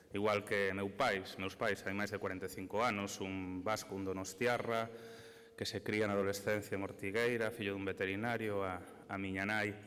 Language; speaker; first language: Galician; native; Galician